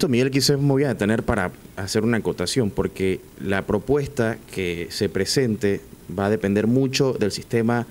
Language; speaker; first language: Spanish; native; Spanish